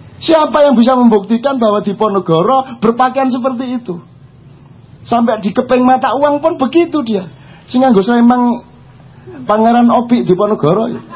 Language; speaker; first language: Indonesian; non-native, local second language; Javanese